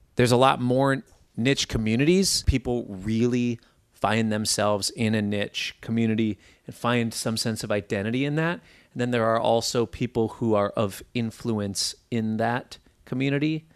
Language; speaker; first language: English; native; English